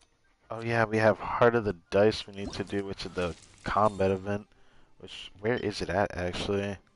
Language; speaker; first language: English; native; English